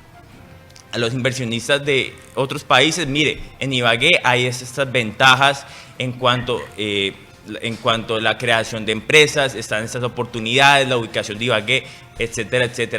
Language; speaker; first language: Spanish; native; Spanish